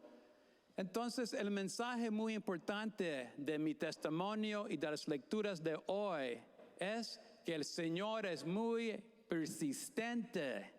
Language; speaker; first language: Spanish; non-native, fluent; English